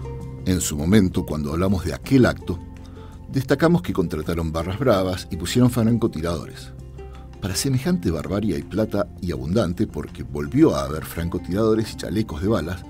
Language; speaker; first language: Spanish; native; Spanish